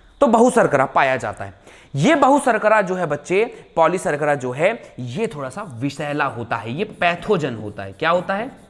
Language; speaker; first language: Hindi; native; Hindi